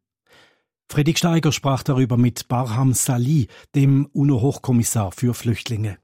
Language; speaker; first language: German; native; German